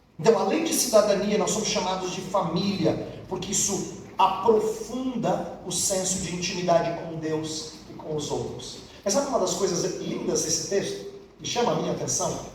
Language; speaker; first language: Portuguese; native; Portuguese